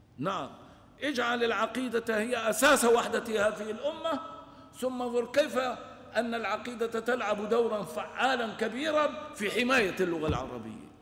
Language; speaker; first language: Arabic; non-native, local second language; Kurdish